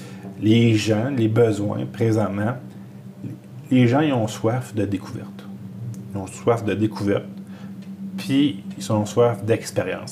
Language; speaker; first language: French; native; French